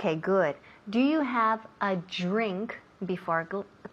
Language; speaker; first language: English; non-native, fluent; Spanish